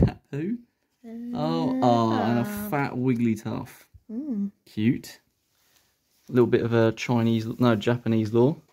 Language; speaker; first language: English; native; English